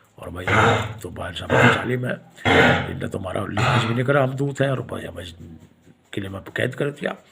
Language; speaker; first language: Hindi; native; Hindi